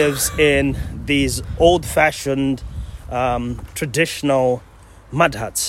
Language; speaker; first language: English; non-native, local second language; Shona